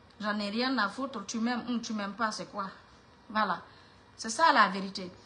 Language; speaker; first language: French; non-native, local second language; Mandingo